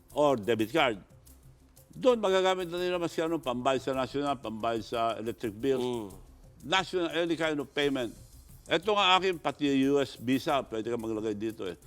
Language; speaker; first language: Filipino; non-native, local second language; Iloko